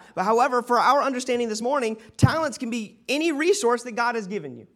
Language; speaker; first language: English; native; English